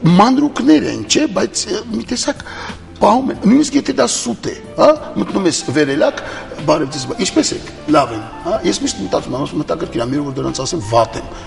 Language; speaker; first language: Armenian; early bilingual, heritage; Armenian